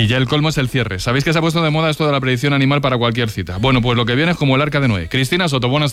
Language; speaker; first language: Spanish; native; Spanish